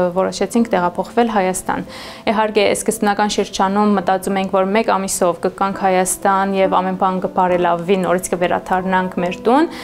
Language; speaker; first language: Armenian; early bilingual, heritage; Armenian